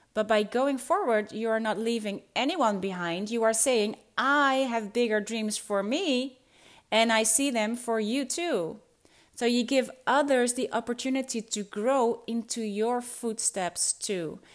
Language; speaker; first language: English; non-native, fluent; Dutch